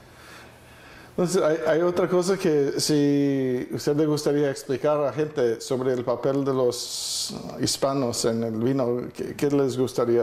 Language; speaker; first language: Spanish; non-native, fluent; English